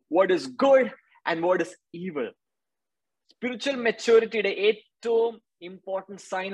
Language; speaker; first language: English; non-native, local second language; Malayalam